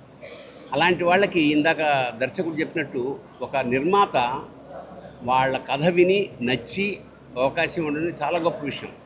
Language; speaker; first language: Telugu; native; Telugu